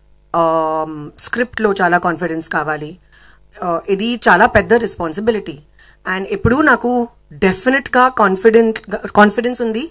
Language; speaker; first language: Telugu; non-native, local second language; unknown